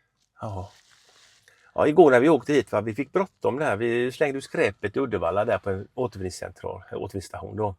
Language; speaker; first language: Swedish; native; Swedish